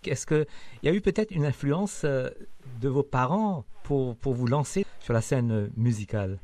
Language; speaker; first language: French; native; French